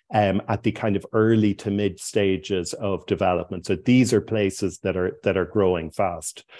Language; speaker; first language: English; native; English